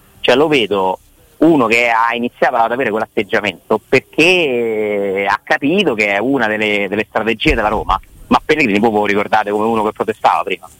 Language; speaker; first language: Italian; native; Italian